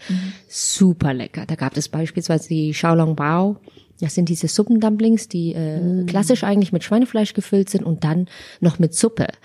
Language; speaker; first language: German; native; German